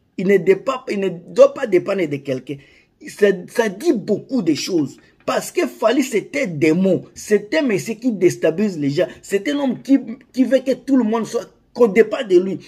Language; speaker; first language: French; non-native, local second language; Lingala